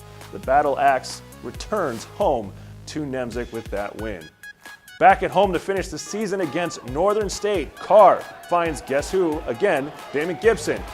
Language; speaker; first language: English; native; English